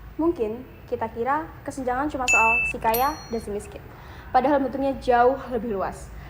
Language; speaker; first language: Indonesian; native; Indonesian